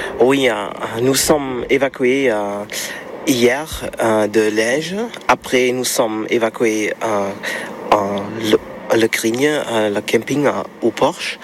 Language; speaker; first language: French; non-native, learner; German